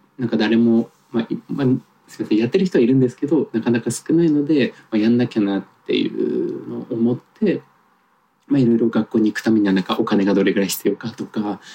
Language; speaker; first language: Japanese; native; Japanese